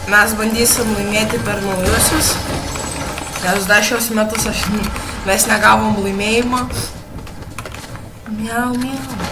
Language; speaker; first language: Lithuanian; early bilingual, heritage; Lithuanian